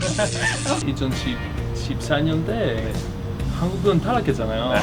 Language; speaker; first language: Korean; non-native, learner; Greek